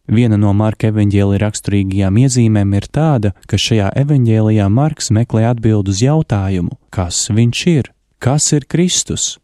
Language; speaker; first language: Latvian; native; Latvian